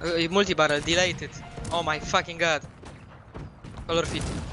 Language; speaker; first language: English; non-native, fluent; Polish